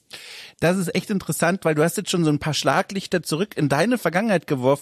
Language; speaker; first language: German; native; German